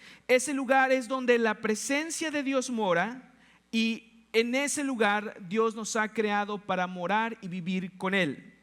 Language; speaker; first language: Spanish; native; Spanish